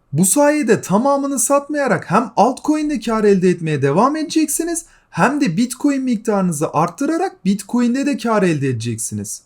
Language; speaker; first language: Turkish; native; Turkish